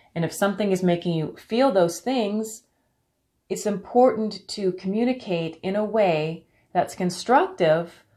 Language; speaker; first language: English; native; English